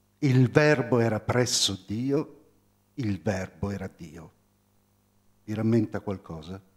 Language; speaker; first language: Italian; native; Italian